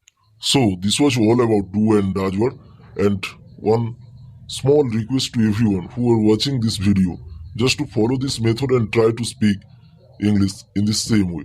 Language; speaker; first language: English; non-native, local second language; Bangla